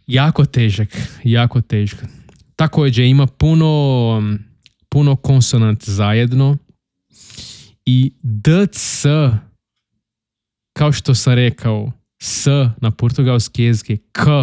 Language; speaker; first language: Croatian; non-native, learner; Portuguese